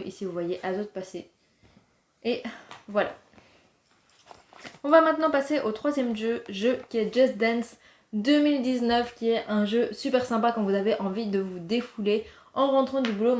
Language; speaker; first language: French; native; French